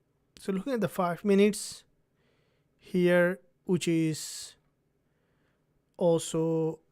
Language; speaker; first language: English; non-native, fluent; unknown